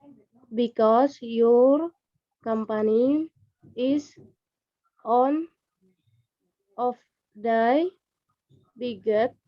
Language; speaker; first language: English; non-native, learner; Indonesian